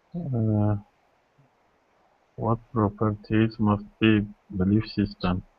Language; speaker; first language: English; non-native, learner; Kurdish